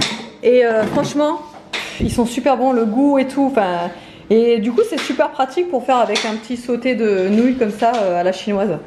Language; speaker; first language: French; native; French